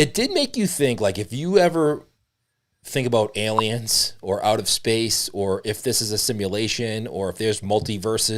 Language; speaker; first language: English; native; English